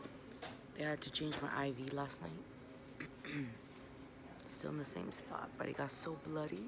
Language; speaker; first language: English; native; English